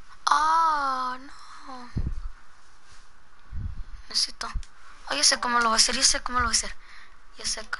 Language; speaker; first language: Spanish; early bilingual, heritage; Spanish